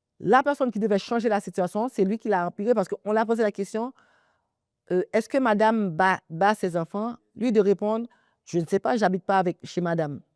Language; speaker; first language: French; early bilingual, other home language; Haitian Creole